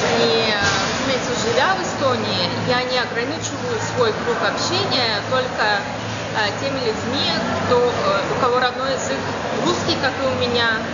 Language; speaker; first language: Russian; native; Russian